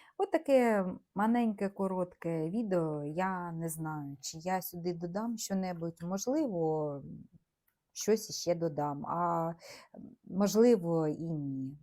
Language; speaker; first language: Ukrainian; native; Ukrainian